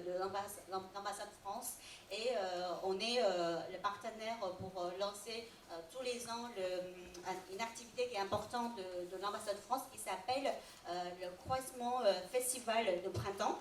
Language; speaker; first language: French; non-native, fluent; Chinese